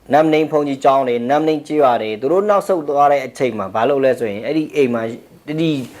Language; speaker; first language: Burmese; non-native, local second language; Pa'o Karen